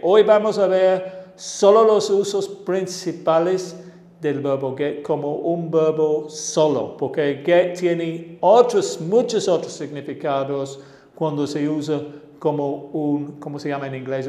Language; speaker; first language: Spanish; non-native, fluent; English